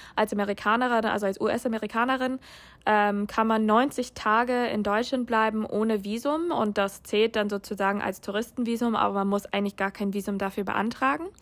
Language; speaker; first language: German; non-native, fluent; English